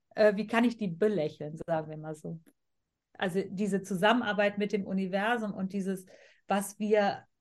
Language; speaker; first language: German; native; German